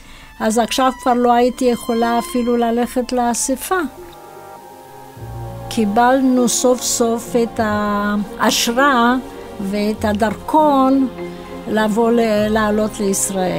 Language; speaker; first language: Hebrew; non-native, fluent; Romanian